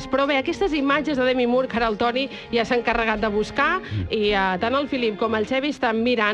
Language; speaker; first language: Catalan; native; Catalan